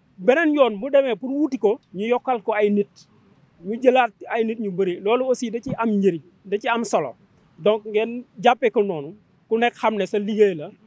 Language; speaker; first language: Wolof; non-native, local second language; Serer